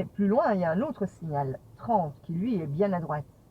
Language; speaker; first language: French; native; French